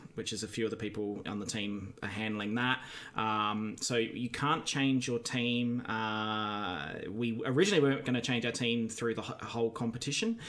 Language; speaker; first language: English; native; English